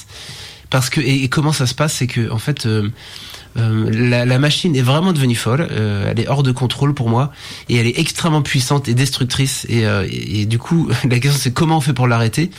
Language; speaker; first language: French; native; French